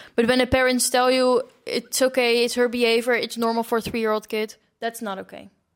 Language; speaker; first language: English; non-native, fluent; Dutch